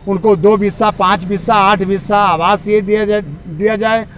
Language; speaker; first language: Hindi; native; Hindi